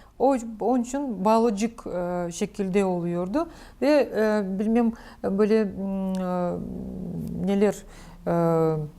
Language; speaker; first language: Turkish; non-native, learner; Crimean Tatar